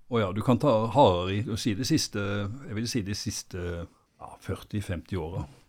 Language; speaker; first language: Norwegian; native; Norwegian